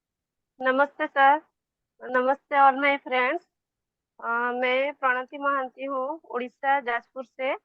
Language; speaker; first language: Hindi; non-native, local second language; Odia